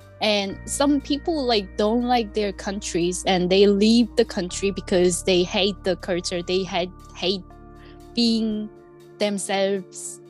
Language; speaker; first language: English; non-native, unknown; Korean